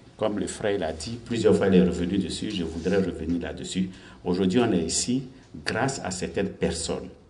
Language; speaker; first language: French; non-native, local second language; Baoulé